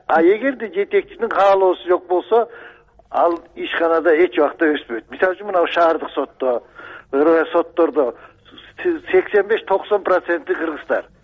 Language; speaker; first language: Kyrgyz; native; Kyrgyz